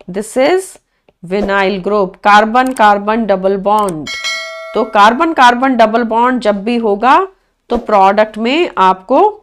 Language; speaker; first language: Hindi; native; Hindi